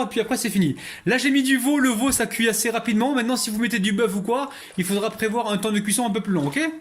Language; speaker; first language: French; native; French